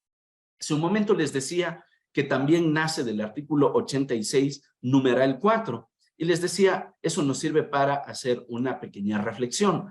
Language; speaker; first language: Spanish; native; Spanish